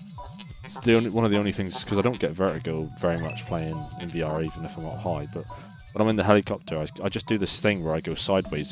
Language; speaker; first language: English; native; English